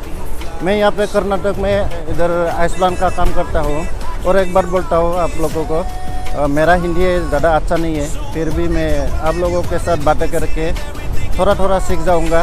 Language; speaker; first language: Hindi; non-native, local second language; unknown